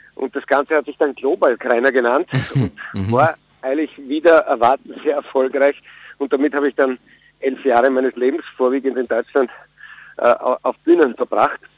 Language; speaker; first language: German; native; German